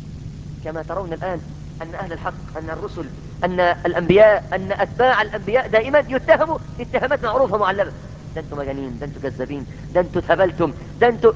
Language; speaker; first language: Arabic; native; Arabic